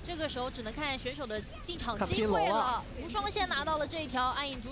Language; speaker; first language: Chinese; native; Chinese